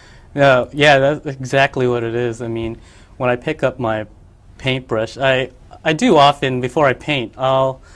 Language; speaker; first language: English; early bilingual, other home language; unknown